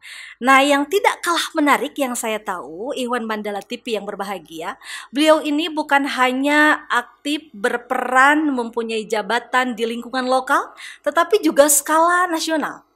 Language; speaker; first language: Indonesian; native; Indonesian